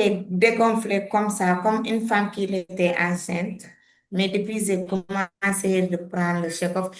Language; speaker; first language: French; non-native, learner; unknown